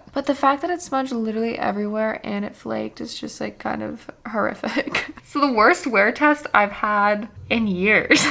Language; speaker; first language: English; native; English